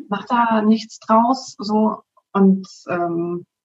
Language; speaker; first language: German; native; German